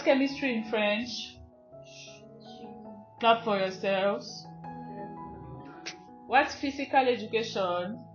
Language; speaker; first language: English; non-native, fluent; French